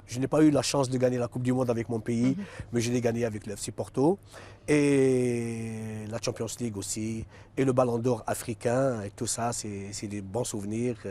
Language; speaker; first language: French; non-native, local second language; Arabic